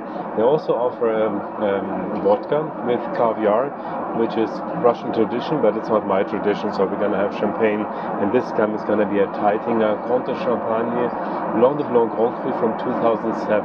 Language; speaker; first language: English; non-native, fluent; German